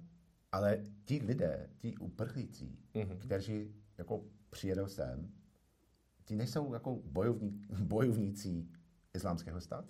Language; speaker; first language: Czech; non-native, fluent; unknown